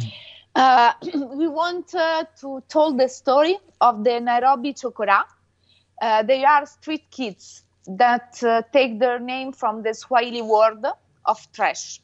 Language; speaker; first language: English; non-native, fluent; Italian